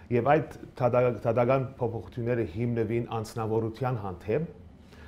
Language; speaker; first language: Armenian; early bilingual, other home language; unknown